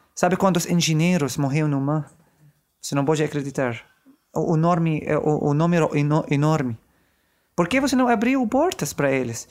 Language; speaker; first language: Portuguese; non-native, learner; Arabic